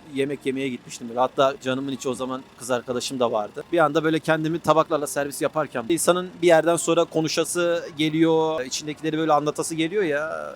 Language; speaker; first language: Turkish; native; Turkish